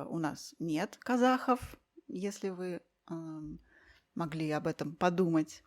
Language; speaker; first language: Russian; native; Russian